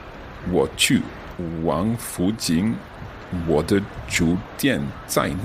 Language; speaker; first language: Chinese; non-native, learner; English